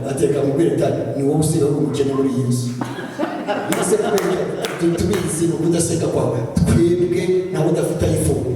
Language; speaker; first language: Kinyarwanda; early bilingual, heritage; Kinyarwanda